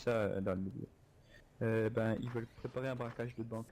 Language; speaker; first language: French; native; French